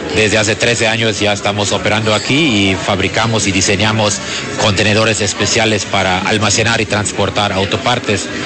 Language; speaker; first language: Spanish; non-native, fluent; German